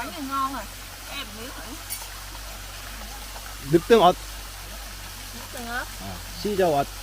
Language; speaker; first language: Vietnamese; non-native, fluent; Korean